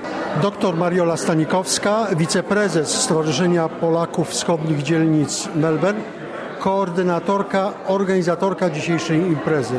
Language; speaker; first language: Polish; native; Polish